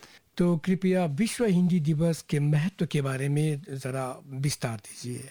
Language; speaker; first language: Hindi; native; Hindi